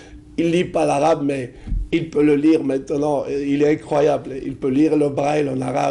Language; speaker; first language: French; non-native, local second language; Arabic